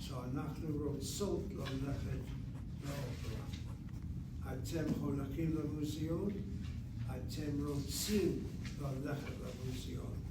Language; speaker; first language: Hebrew; non-native, fluent; English